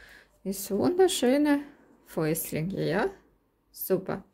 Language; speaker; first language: German; non-native, learner; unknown